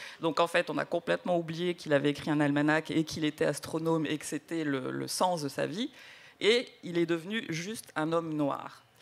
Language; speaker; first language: French; native; French